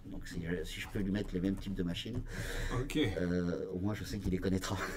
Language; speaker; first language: French; native; French